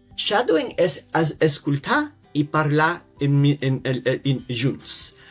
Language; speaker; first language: Catalan; non-native, learner; English